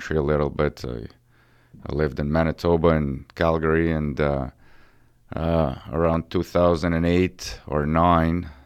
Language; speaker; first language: English; early bilingual, other home language; Ukrainian